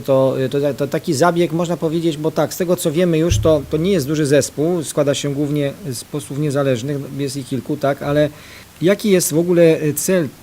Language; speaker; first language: Polish; native; Polish